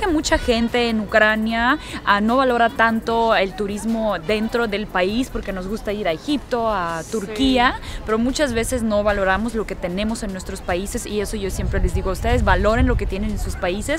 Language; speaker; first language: Spanish; early bilingual, heritage; Russian